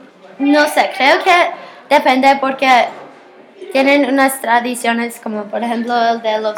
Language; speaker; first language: Spanish; non-native, learner; English